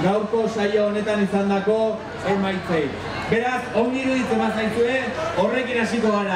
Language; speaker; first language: Basque; native; Basque